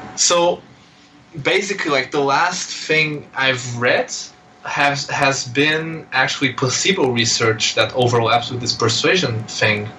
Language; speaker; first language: English; non-native, fluent; Portuguese